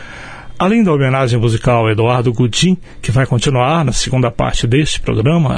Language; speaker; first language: Portuguese; native; Portuguese